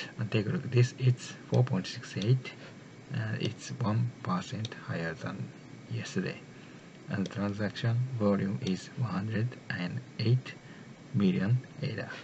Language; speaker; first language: English; non-native, learner; Japanese